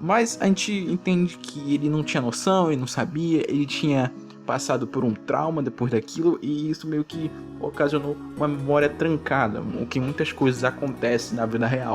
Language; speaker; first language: Portuguese; native; Portuguese